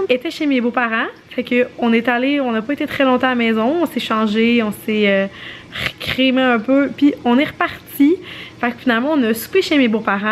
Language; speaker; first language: French; native; French